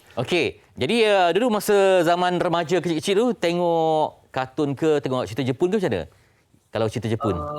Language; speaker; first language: Malay; native; Malay